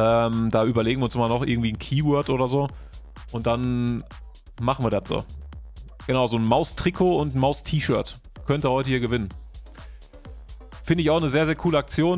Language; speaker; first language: German; native; German